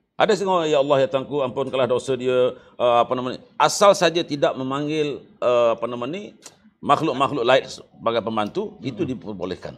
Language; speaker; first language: Malay; native; Malay